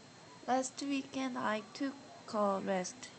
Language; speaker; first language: English; non-native, learner; Korean